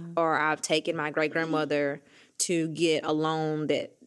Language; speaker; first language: English; native; English